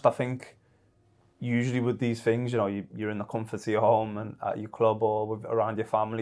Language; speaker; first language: English; native; English